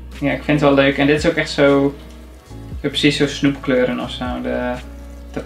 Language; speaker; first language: Dutch; native; Dutch